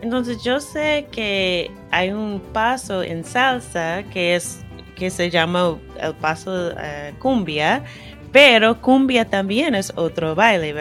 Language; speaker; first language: Spanish; non-native, fluent; English